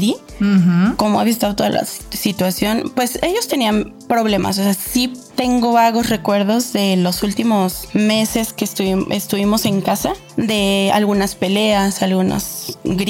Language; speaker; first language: Spanish; native; Spanish